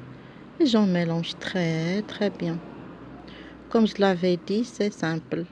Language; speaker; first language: French; non-native, local second language; Arabic